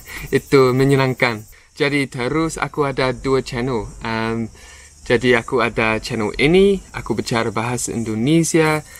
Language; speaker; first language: Indonesian; non-native, learner; English